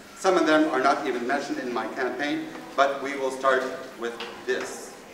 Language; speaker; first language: English; native; English